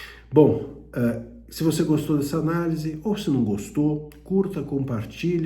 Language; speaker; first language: Portuguese; native; Portuguese